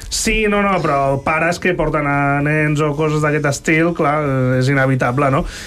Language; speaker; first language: Catalan; native; Catalan